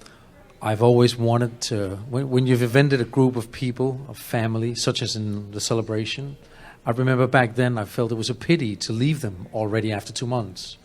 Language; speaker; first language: English; non-native, fluent; Danish